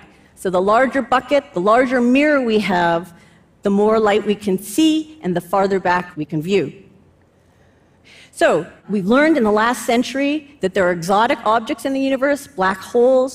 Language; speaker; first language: English; native; English